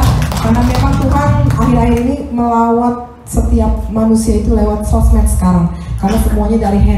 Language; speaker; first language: Indonesian; native; Indonesian